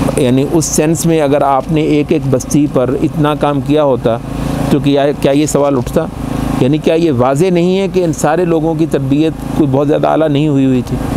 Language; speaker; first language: Urdu; non-native, local second language; Punjabi